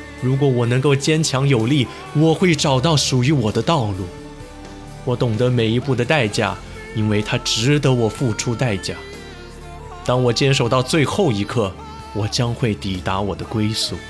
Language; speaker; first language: Chinese; native; Chinese